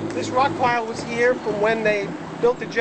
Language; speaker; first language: English; native; English